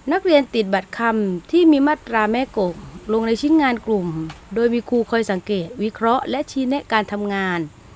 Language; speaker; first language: Thai; non-native, local second language; Malay